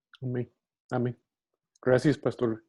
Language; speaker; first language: Spanish; non-native, fluent; English